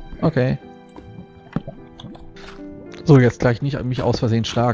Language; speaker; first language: German; native; German